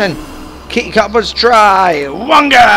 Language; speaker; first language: English; native; English